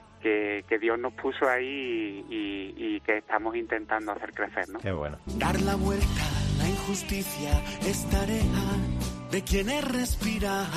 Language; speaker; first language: Spanish; native; Spanish